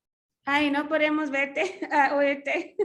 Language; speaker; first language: Spanish; non-native, fluent; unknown